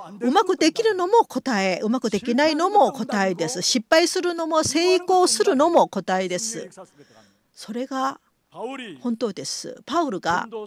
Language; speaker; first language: Japanese; non-native, fluent; Korean